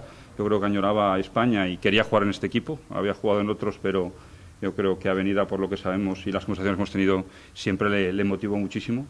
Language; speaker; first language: Spanish; native; Spanish